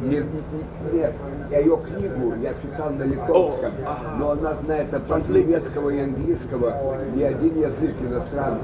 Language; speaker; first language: Russian; non-native, fluent; Lithuanian